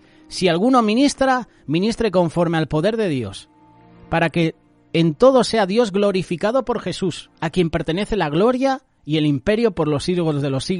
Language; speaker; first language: Spanish; native; Spanish